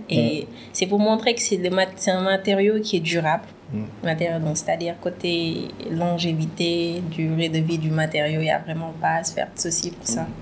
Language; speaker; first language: French; non-native, local second language; Wolof